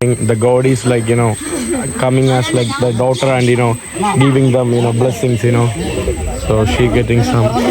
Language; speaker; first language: English; non-native, local second language; Malayalam